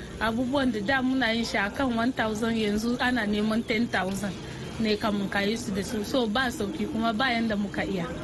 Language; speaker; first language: Hausa; non-native, local second language; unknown